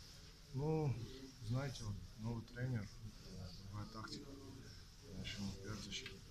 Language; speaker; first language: Russian; non-native, learner; Georgian